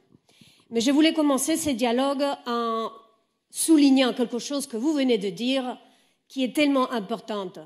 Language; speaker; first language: French; native; French